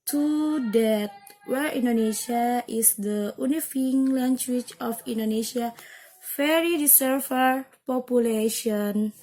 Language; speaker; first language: English; non-native, learner; Indonesian